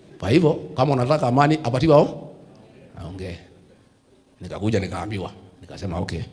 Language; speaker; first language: Swahili; non-native, local second language; Kikuyu